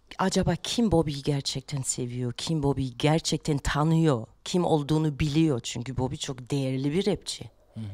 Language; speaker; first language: Turkish; non-native, fluent; German